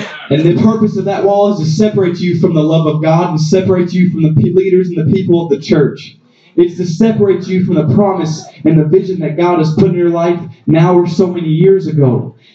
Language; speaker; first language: English; native; English